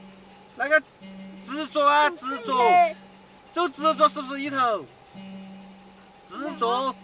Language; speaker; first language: Chinese; native; Chinese